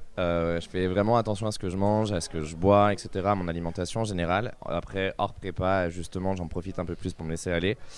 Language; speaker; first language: French; native; French